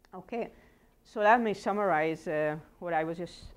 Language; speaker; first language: English; non-native, fluent; Hungarian